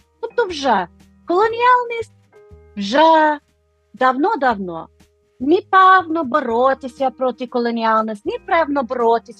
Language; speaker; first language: Ukrainian; non-native, fluent; English